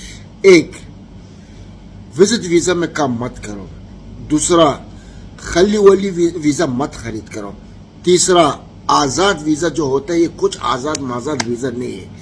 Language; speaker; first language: Hindi; non-native, learner; Arabic